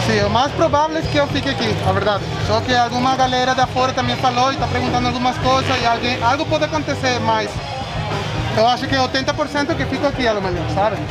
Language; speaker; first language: Portuguese; non-native, fluent; Spanish